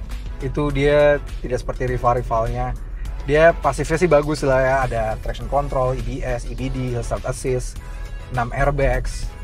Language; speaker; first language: Indonesian; native; Indonesian